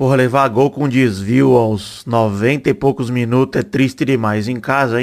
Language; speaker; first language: Portuguese; native; Portuguese